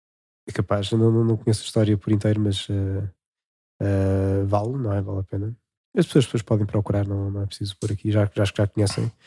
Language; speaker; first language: Portuguese; native; Portuguese